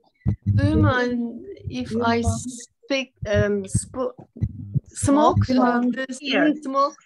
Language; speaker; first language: English; non-native, learner; Turkish